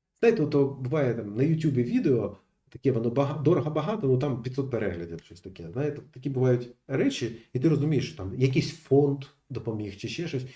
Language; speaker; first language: Ukrainian; non-native, local second language; Russian